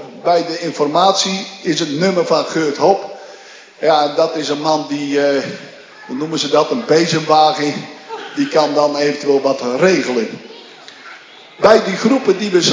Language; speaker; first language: Dutch; native; Dutch